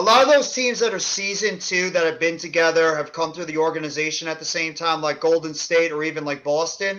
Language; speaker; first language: English; native; English